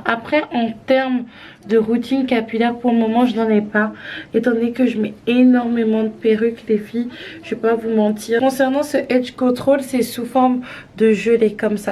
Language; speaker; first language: French; native; French